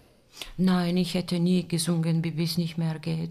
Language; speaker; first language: German; non-native, fluent; Bulgarian